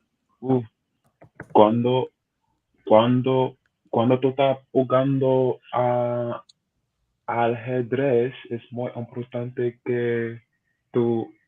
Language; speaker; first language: Spanish; non-native, learner; English